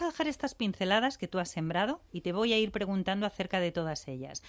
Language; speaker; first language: Spanish; native; Spanish